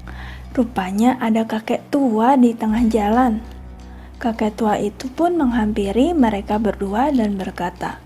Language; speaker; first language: Indonesian; native; Indonesian